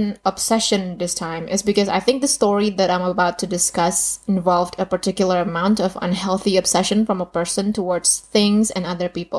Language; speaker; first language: English; non-native, fluent; Indonesian